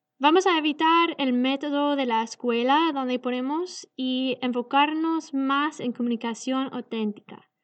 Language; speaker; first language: Spanish; non-native, learner; English